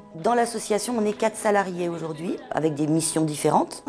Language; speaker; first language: French; native; French